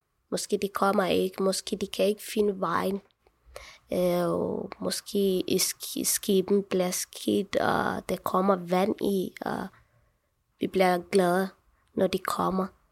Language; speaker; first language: Danish; non-native, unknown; Tigrinya